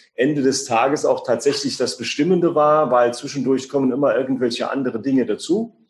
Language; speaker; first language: German; native; German